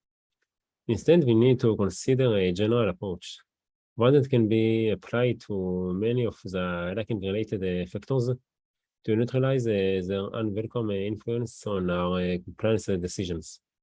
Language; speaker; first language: English; non-native, learner; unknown